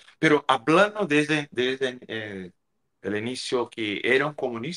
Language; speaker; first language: Spanish; non-native, fluent; Portuguese